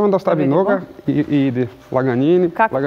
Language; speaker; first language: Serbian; non-native, learner; Portuguese